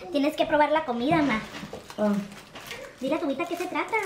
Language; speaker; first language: Spanish; native; Spanish